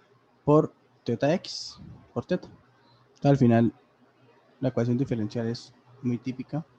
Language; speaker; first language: Spanish; native; Spanish